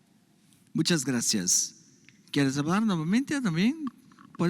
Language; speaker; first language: Spanish; non-native, learner; Portuguese